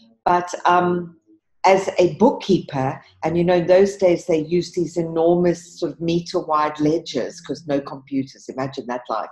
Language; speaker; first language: English; native; English